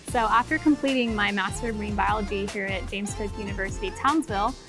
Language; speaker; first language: English; native; English